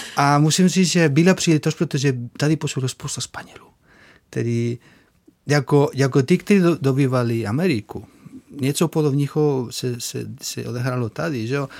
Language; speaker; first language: Czech; non-native, fluent; Spanish